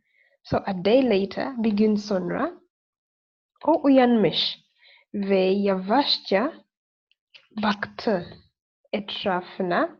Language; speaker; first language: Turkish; non-native, learner; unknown